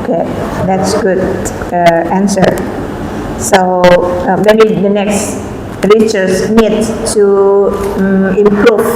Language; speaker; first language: English; non-native, fluent; Indonesian